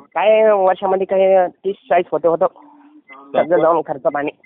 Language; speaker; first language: Marathi; native; Marathi